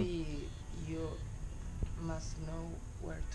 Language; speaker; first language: English; non-native, learner; Spanish